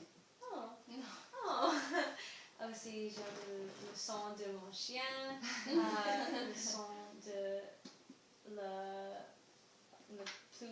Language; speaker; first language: French; non-native, learner; English